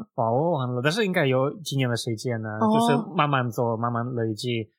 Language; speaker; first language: Chinese; non-native, fluent; Russian